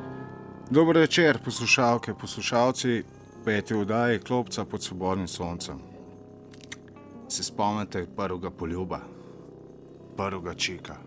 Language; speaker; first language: Slovenian; native; Slovenian